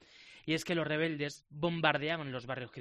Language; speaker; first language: Spanish; native; Spanish